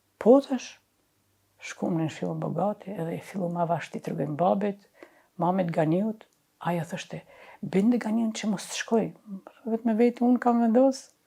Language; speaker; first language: Albanian; native; Albanian